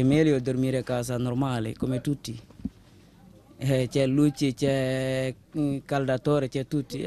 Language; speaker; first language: Italian; non-native, learner; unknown